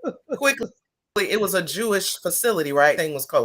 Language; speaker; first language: English; native; English